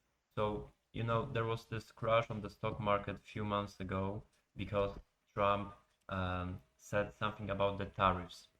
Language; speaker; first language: English; non-native, fluent; Polish